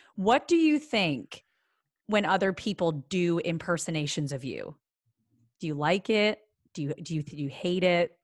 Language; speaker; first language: English; native; English